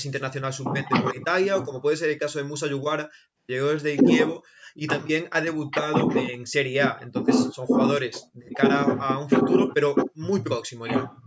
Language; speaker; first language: Spanish; native; Spanish